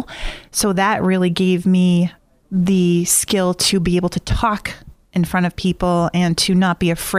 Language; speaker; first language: English; native; English